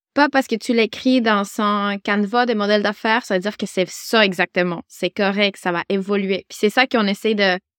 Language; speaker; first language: French; non-native, fluent; Spanish